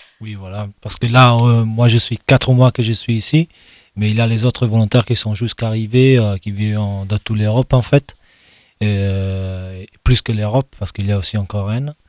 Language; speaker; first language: French; non-native, fluent; Italian